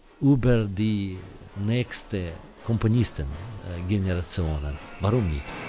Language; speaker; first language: German; non-native, learner; Russian